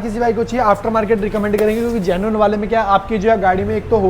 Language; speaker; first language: Hindi; native; Hindi